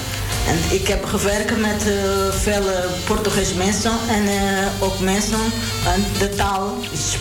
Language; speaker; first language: Dutch; non-native, learner; Portuguese